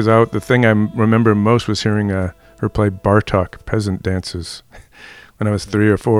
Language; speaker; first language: English; native; English